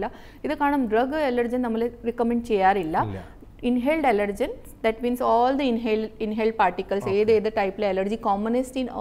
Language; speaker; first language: Malayalam; non-native, fluent; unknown